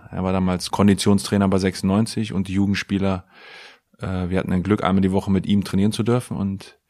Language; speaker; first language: German; native; German